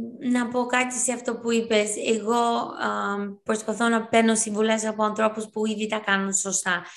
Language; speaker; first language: Greek; early bilingual, heritage; Greek